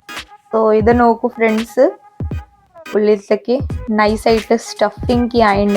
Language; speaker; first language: Malayalam; non-native, fluent; Hindi